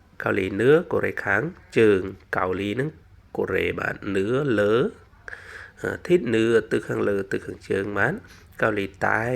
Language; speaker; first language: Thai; non-native, fluent; Khmer